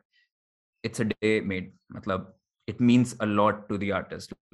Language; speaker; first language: English; non-native, local second language; Hindi